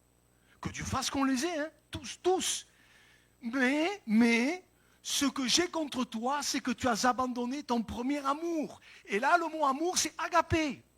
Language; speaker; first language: French; native; French